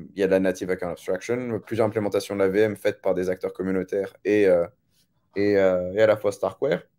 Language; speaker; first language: French; native; French